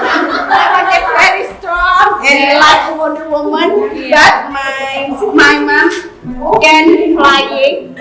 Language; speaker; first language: English; non-native, learner; Indonesian